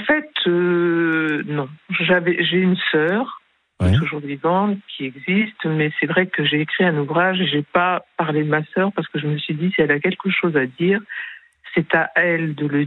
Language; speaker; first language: French; early bilingual, other home language; Spanish